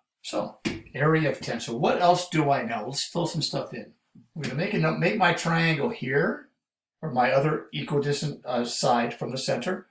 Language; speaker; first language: English; native; English